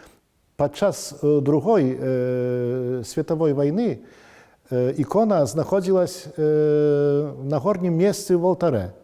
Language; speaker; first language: Polish; non-native, local second language; Belarusian